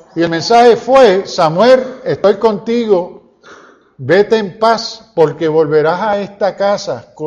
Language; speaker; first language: Spanish; early bilingual, heritage; Spanish